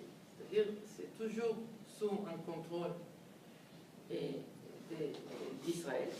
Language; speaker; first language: French; non-native, fluent; Hebrew